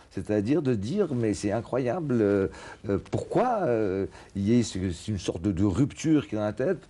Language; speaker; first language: French; non-native, local second language; Arabic